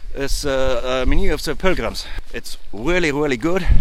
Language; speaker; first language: English; non-native, learner; German